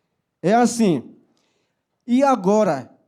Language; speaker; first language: Portuguese; non-native, local second language; Yanomámi